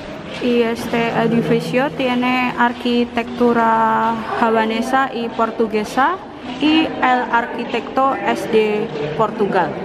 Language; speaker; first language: Spanish; non-native, learner; Indonesian